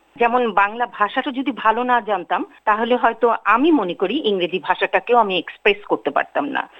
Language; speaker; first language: Bangla; native; Bangla